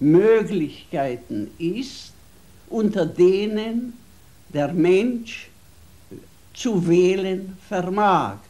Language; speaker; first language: German; non-native, fluent; Hungarian